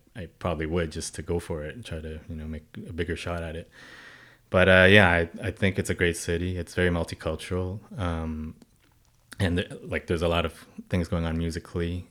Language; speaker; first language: English; non-native, local second language; Cantonese